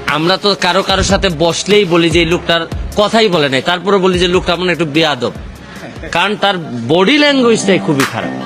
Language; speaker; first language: Bangla; native; Bangla